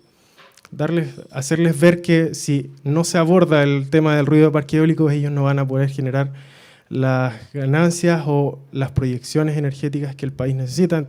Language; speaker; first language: Spanish; native; Spanish